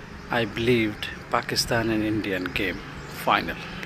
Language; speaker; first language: English; non-native, local second language; Urdu